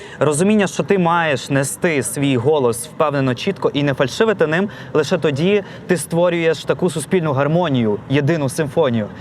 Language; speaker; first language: Ukrainian; non-native, local second language; Russian